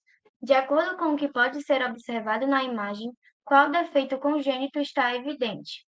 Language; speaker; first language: Portuguese; native; Portuguese